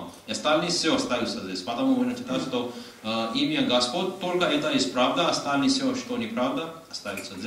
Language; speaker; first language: Russian; non-native, learner; Hindi